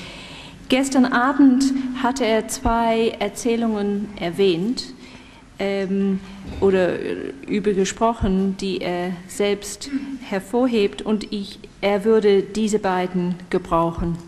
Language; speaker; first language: German; non-native, fluent; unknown